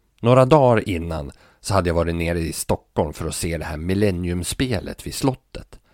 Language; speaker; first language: Swedish; native; Swedish